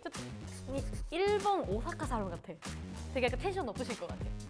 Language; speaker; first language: Korean; native; Korean